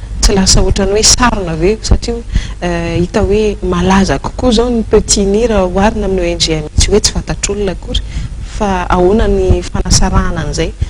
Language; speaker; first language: Malagasy; native; Malagasy